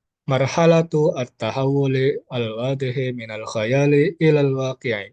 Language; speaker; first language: Arabic; non-native, learner; Indonesian